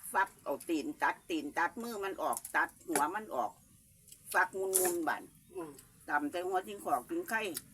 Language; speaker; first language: Thai; native; Thai